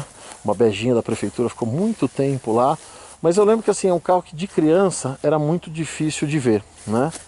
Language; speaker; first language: Portuguese; native; Portuguese